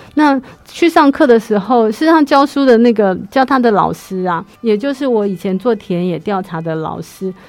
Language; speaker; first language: Chinese; native; Chinese